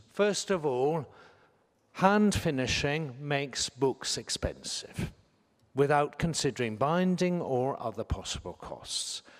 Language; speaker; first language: English; native; English